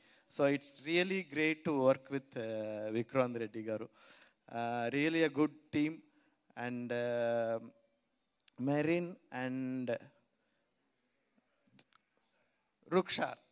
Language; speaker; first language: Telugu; non-native, learner; Tamil